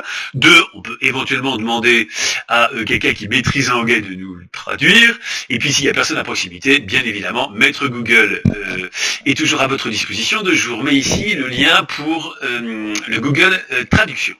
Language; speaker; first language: French; native; French